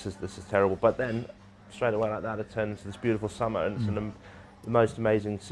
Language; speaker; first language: English; native; English